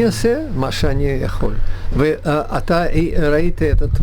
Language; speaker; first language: Hebrew; non-native, learner; Russian